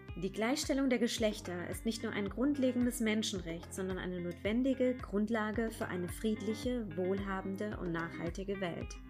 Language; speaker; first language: German; native; German